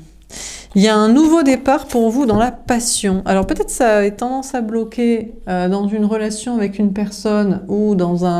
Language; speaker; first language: French; native; French